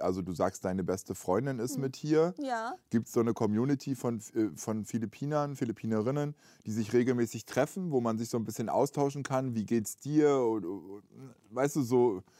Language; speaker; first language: German; native; German